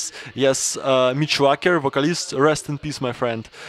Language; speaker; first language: English; non-native, learner; Russian